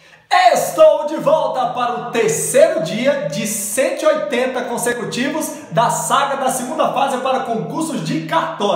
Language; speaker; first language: Portuguese; native; Portuguese